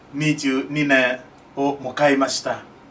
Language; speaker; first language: Japanese; non-native, fluent; French